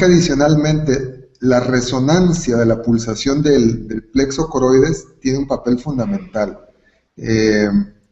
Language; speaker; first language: Spanish; native; Spanish